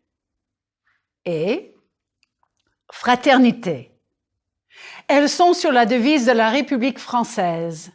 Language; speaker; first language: French; non-native, fluent; English